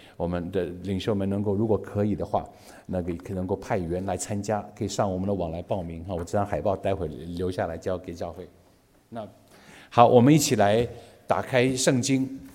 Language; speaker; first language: Chinese; native; Chinese